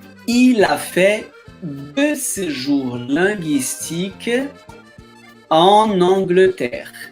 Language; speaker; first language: French; non-native, fluent; Portuguese